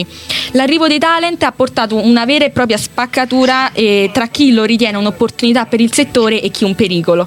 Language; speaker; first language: Italian; native; Italian